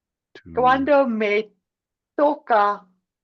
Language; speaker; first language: Spanish; non-native, learner; English